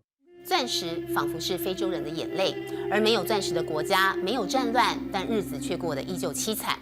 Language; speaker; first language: Chinese; native; Chinese